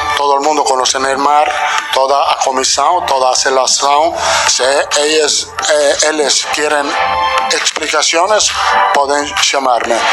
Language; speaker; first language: Portuguese; non-native, learner; Italian